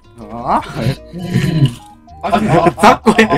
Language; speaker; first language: Japanese; native; Japanese